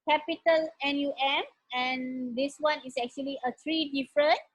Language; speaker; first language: English; non-native, local second language; Malay